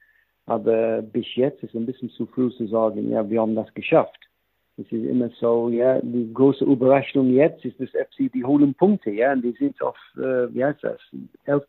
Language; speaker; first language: German; non-native, fluent; English